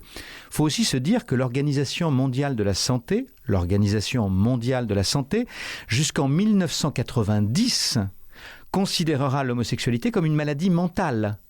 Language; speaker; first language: French; native; French